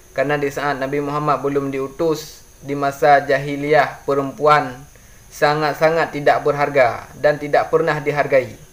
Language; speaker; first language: Malay; non-native, local second language; Achinese